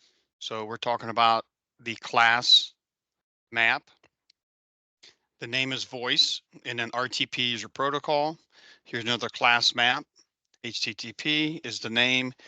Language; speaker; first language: English; native; English